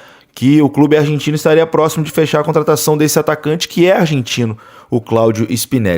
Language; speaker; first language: Portuguese; native; Portuguese